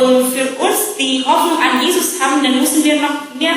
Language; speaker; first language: German; non-native, learner; Indonesian